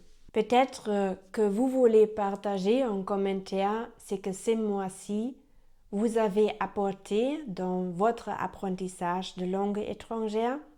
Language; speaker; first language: French; non-native, learner; German